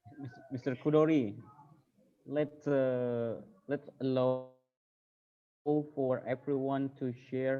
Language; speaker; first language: English; non-native, fluent; Indonesian